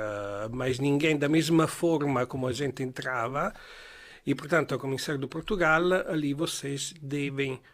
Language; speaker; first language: Portuguese; non-native, learner; Italian